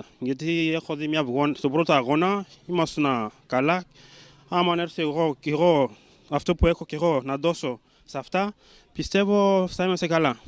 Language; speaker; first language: Greek; non-native, learner; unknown